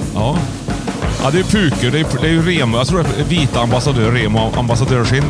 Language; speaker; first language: Swedish; native; Swedish